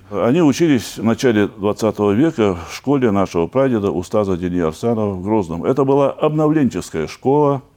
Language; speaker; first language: Russian; non-native, local second language; Chechen